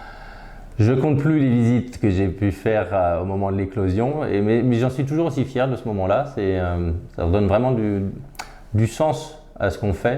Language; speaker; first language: French; native; French